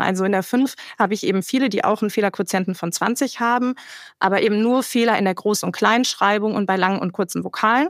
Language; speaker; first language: German; native; German